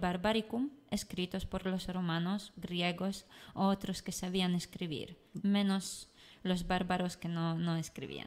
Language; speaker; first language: Spanish; non-native, fluent; Polish